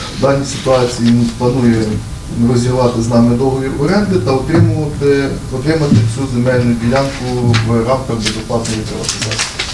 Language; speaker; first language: Ukrainian; native; Ukrainian